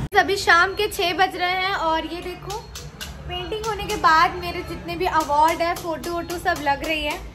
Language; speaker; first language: Hindi; native; Hindi